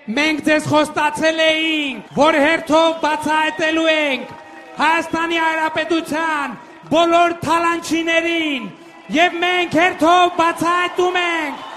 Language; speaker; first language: Armenian; native; Armenian